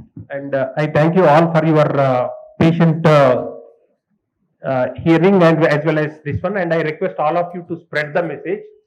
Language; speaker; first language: English; non-native, local second language; Telugu